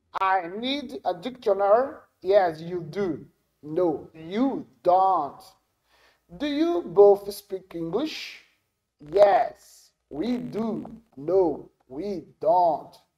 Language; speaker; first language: English; non-native, fluent; Portuguese